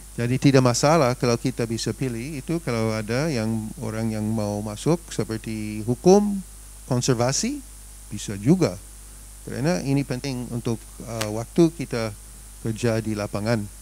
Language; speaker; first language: Indonesian; non-native, fluent; English